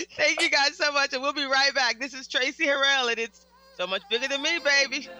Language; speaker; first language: English; native; English